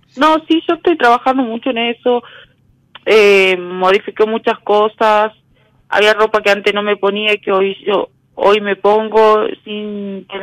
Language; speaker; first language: Spanish; native; Spanish